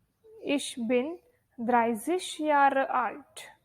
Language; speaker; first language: German; non-native, fluent; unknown